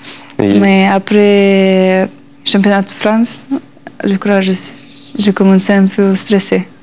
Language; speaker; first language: French; non-native, learner; Russian